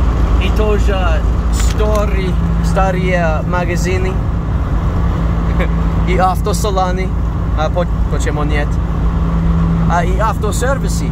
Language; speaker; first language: Russian; non-native, learner; English